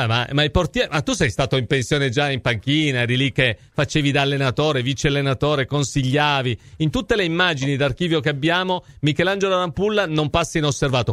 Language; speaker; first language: Italian; native; Italian